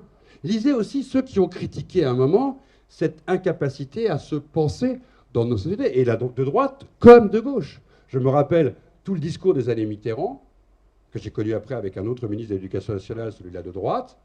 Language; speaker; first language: French; native; French